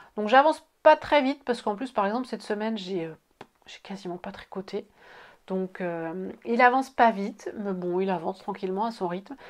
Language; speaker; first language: French; native; French